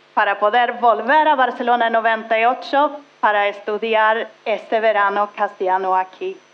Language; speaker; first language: Spanish; non-native, fluent; Swedish